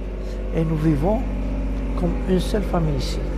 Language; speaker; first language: French; non-native, local second language; Arabic